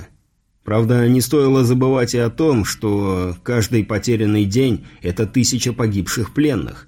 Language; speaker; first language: Russian; native; Russian